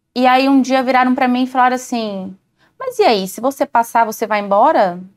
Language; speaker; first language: Portuguese; native; Portuguese